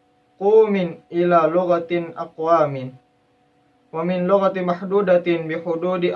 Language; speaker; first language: Arabic; non-native, learner; Indonesian